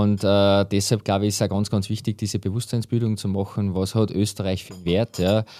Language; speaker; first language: German; native; German